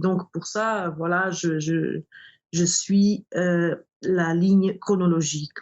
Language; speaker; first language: French; non-native, fluent; Portuguese